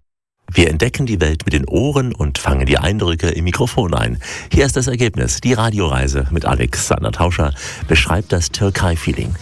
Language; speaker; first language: German; native; German